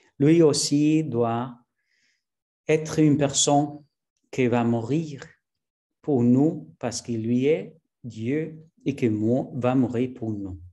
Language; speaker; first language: French; non-native, learner; Spanish